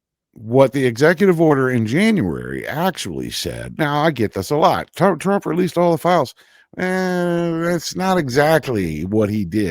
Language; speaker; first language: English; native; English